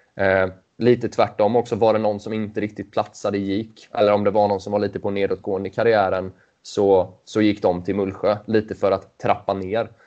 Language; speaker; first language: Swedish; native; Swedish